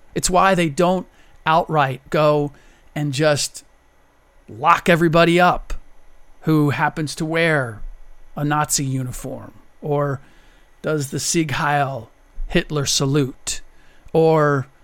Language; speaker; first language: English; early bilingual, other home language; German